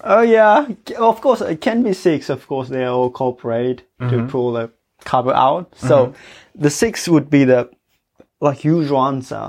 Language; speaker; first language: English; non-native, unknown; Japanese